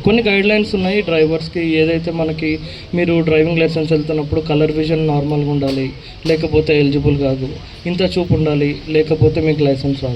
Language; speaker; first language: Telugu; native; Telugu